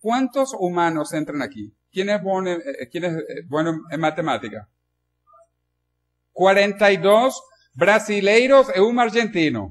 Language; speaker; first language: Spanish; non-native, learner; Portuguese